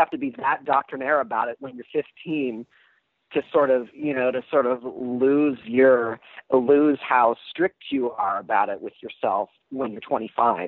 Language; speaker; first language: English; native; English